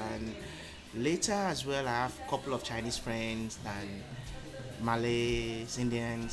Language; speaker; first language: English; non-native, local second language; Yoruba